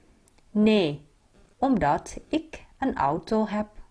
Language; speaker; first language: Dutch; non-native, fluent; Vietnamese